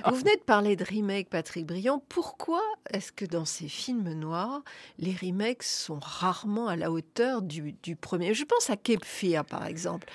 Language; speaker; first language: French; native; French